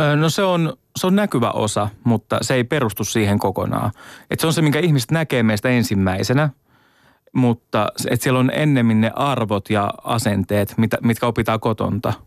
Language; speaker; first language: Finnish; native; Finnish